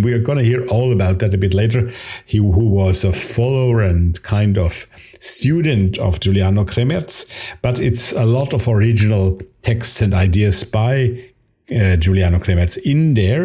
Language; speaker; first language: English; non-native, fluent; German